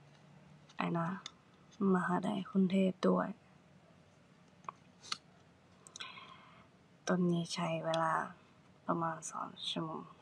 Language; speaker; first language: Thai; non-native, learner; Japanese